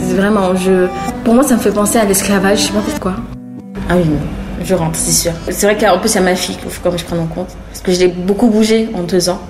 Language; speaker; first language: French; native; French